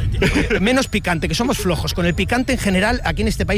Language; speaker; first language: Spanish; native; Spanish